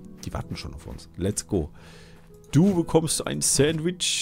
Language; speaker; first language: German; native; German